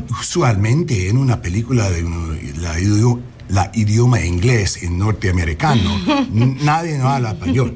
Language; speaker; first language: Spanish; early bilingual, heritage; English